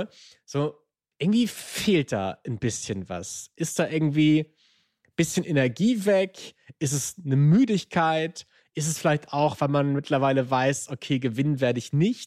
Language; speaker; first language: German; native; German